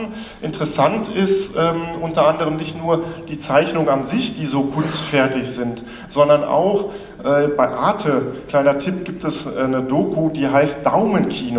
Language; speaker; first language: German; native; German